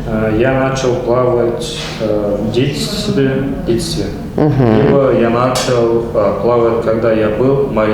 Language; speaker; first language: Russian; non-native, local second language; Kazakh